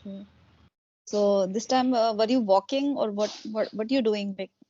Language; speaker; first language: English; non-native, local second language; Hindi